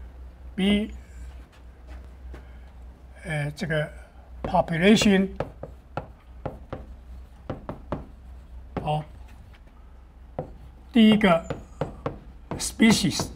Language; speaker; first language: Chinese; native; Chinese